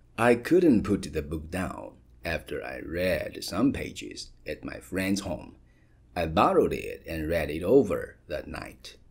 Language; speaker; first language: English; non-native, fluent; Chinese